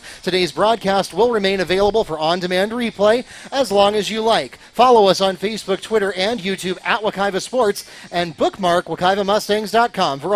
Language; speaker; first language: English; native; English